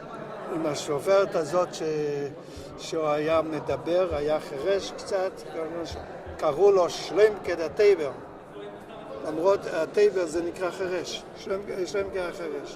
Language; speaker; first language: Hebrew; non-native, local second language; Yiddish